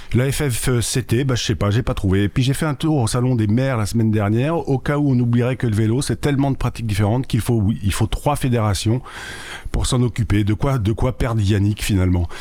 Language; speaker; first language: French; native; French